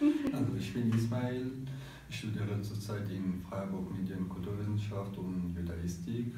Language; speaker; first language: German; non-native, fluent; Arabic